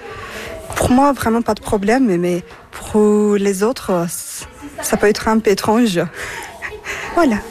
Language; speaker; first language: French; non-native, fluent; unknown